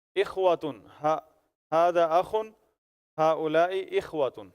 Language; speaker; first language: Arabic; non-native, fluent; Urdu